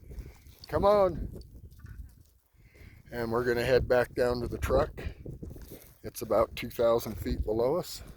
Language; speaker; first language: English; native; English